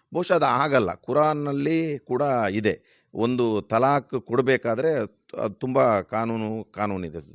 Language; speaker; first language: Kannada; non-native, local second language; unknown